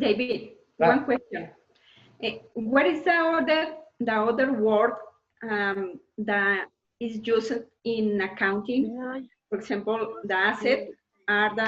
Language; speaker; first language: English; non-native, learner; Spanish